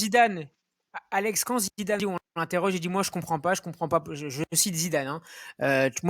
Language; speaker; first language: French; native; French